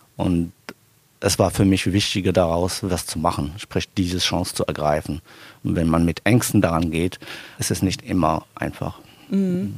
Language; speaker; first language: German; non-native, fluent; Arabic